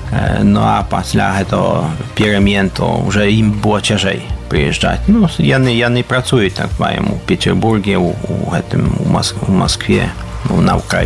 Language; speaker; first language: Belarusian; early bilingual, heritage; Belarusian